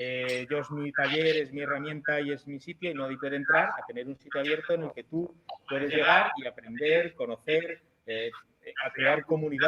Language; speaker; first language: Spanish; native; Spanish